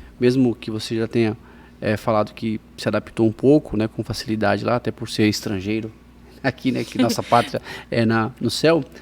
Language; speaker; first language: Portuguese; native; Portuguese